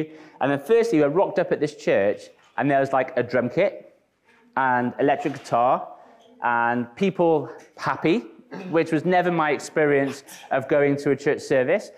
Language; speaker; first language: English; native; English